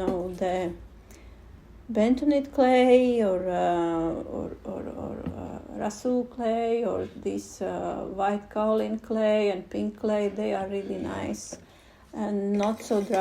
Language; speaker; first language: English; non-native, fluent; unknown